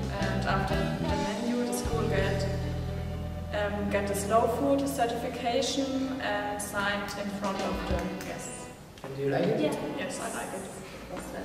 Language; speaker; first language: English; non-native, learner; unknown